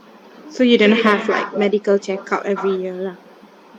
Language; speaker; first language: English; non-native, local second language; Malay